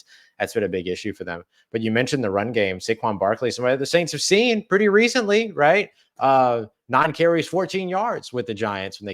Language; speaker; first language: English; native; English